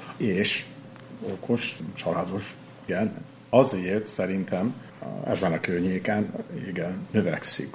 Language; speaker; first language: Hungarian; non-native, fluent; English